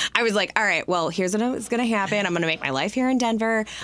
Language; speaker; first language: English; native; English